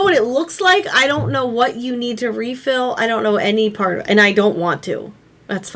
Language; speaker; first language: English; native; English